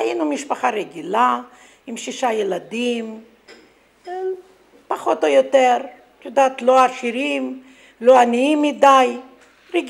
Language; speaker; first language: Hebrew; non-native, fluent; Romanian